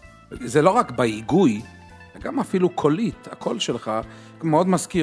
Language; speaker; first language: Hebrew; native; Hebrew